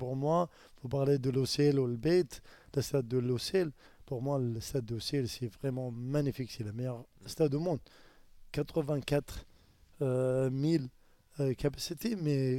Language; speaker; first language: French; non-native, learner; Arabic